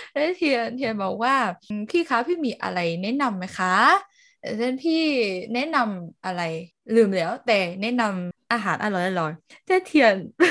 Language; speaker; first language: Thai; non-native, learner; Vietnamese